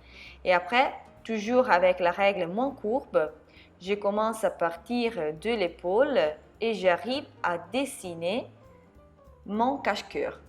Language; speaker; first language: French; non-native, fluent; Italian